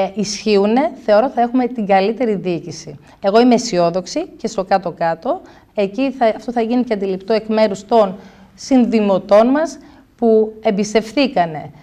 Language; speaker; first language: Greek; native; Greek